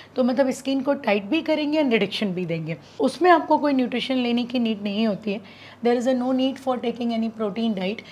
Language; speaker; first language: Hindi; native; Hindi